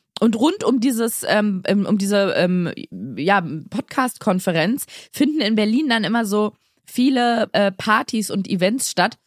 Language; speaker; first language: German; native; German